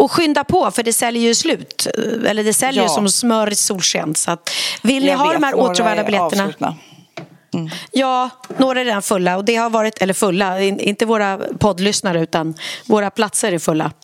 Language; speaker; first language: Swedish; native; Swedish